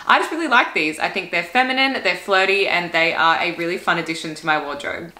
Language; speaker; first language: English; native; English